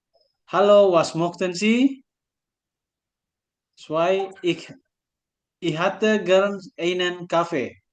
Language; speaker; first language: German; non-native, learner; Indonesian